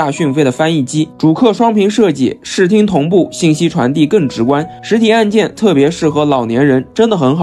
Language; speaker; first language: Chinese; native; Chinese